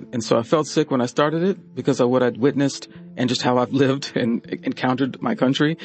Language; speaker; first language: English; native; English